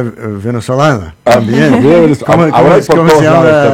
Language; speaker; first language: Spanish; non-native, learner; English